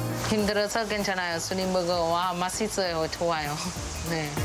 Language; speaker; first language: Korean; non-native, learner; Vietnamese